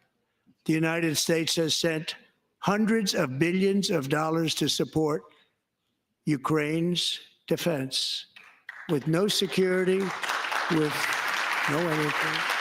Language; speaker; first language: English; native; English